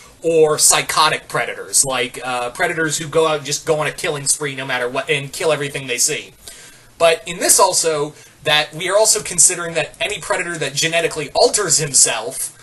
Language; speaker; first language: English; native; English